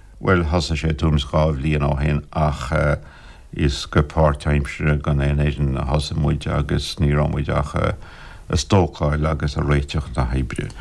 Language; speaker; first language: Irish; non-native, local second language; English